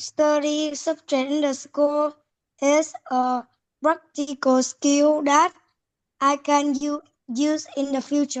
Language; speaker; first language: English; non-native, learner; Vietnamese